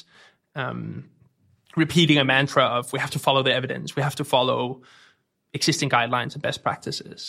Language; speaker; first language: English; non-native, fluent; Danish